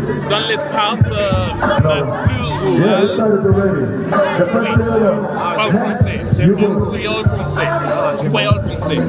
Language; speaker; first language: French; non-native, learner; English